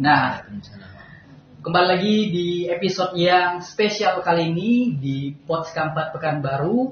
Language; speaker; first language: Indonesian; native; Indonesian